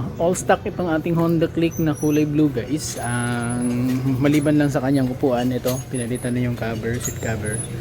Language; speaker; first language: Filipino; non-native, local second language; Cebuano